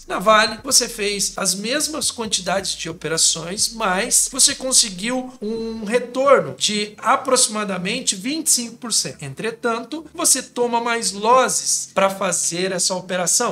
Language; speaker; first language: Portuguese; native; Portuguese